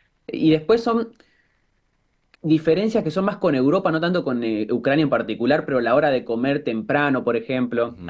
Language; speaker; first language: Spanish; native; Spanish